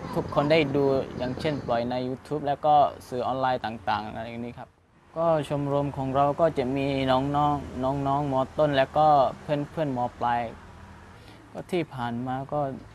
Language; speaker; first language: Thai; non-native, local second language; Malay